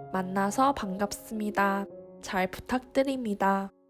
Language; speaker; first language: Korean; non-native, fluent; Chinese